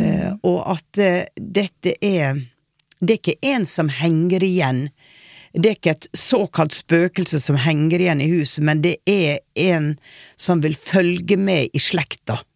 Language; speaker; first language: Norwegian; native; Norwegian